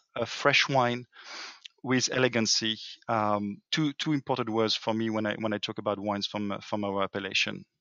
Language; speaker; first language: English; non-native, fluent; French